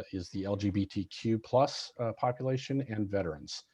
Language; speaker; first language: English; native; English